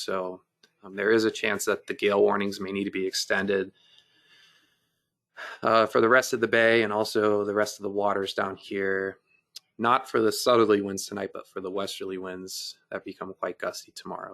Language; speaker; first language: English; native; English